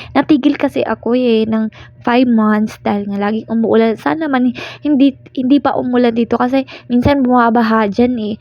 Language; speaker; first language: Filipino; non-native, local second language; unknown